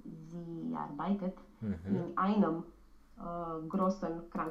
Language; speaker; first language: German; non-native, learner; Romanian